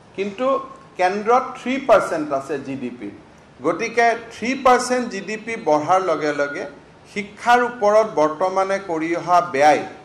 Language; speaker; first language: Assamese; native; Assamese